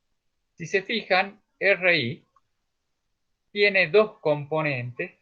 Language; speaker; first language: Spanish; native; Spanish